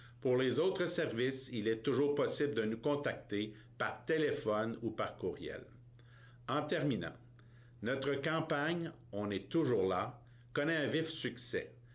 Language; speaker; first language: French; native; French